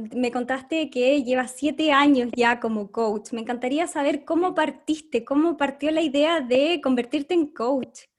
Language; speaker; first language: Spanish; native; Spanish